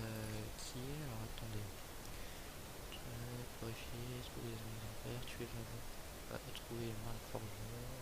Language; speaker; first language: French; native; French